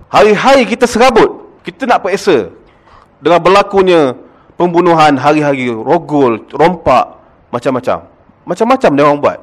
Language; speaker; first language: Malay; native; Malay